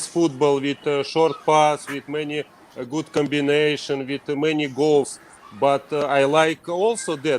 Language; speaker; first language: English; non-native, learner; Russian